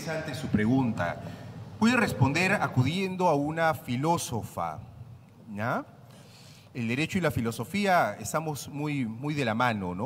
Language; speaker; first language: Spanish; native; Spanish